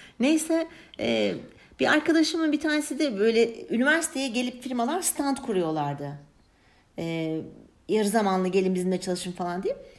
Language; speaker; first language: Turkish; early bilingual, heritage; Turkish